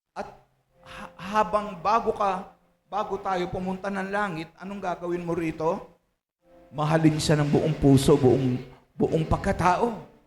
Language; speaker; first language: Filipino; native; Filipino